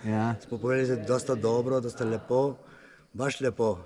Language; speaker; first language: Slovenian; non-native, learner; Macedonian